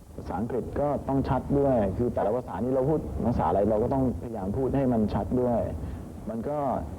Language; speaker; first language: Thai; early bilingual, heritage; Danish